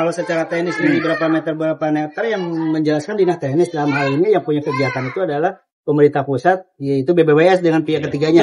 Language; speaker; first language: Indonesian; non-native, local second language; Sundanese